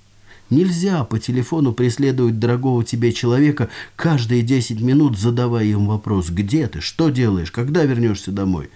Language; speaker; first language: Russian; native; Russian